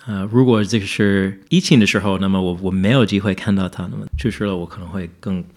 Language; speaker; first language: Chinese; non-native, fluent; English